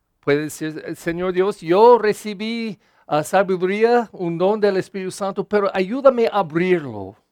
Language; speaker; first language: Spanish; non-native, learner; English